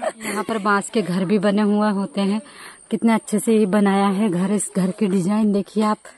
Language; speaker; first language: Hindi; native; Hindi